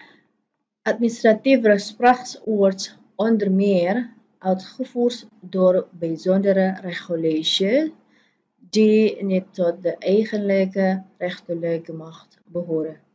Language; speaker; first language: Dutch; non-native, fluent; Indonesian